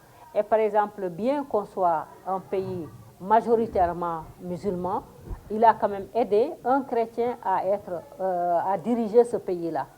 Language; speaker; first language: French; non-native, local second language; Fula